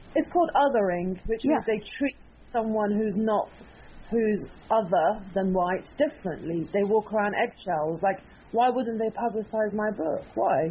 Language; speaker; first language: English; early bilingual, other home language; Persian